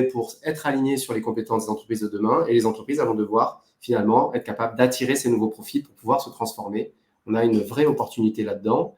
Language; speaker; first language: French; native; French